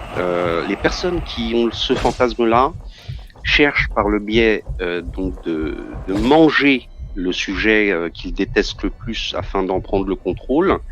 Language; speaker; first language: French; native; French